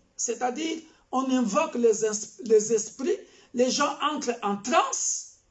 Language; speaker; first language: French; non-native, local second language; Kongo